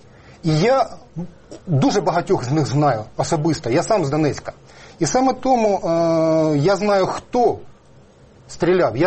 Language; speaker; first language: Ukrainian; native; Ukrainian